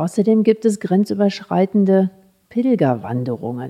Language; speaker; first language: German; native; German